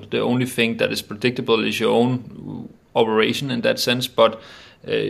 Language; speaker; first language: English; non-native, fluent; Danish